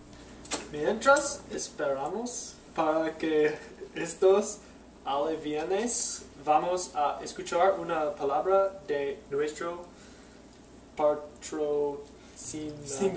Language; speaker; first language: Spanish; non-native, learner; English